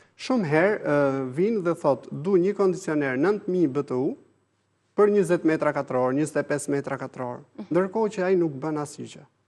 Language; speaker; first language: Albanian; native; Albanian